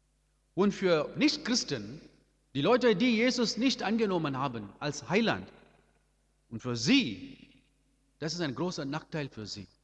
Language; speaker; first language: German; non-native, learner; Amharic